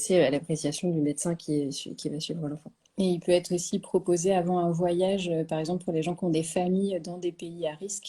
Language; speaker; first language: French; native; French